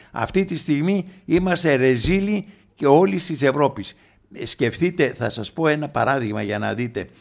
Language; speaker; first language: Greek; native; Greek